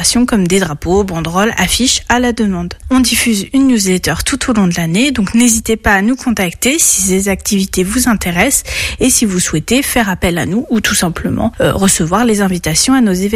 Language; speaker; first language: French; native; French